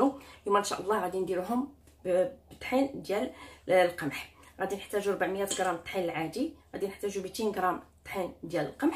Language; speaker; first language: Arabic; native; Arabic